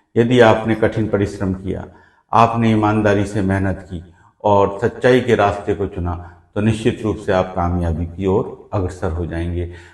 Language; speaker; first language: Hindi; native; Hindi